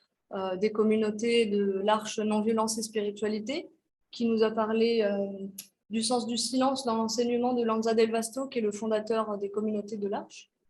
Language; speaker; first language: French; native; French